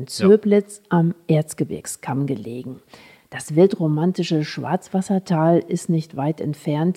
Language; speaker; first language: German; native; German